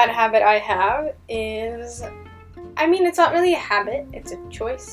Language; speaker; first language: English; early bilingual, other home language; Hebrew